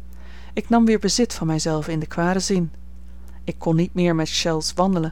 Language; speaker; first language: Dutch; native; Dutch